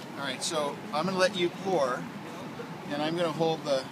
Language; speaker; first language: English; native; English